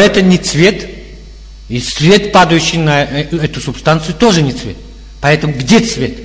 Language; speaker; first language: Russian; native; Russian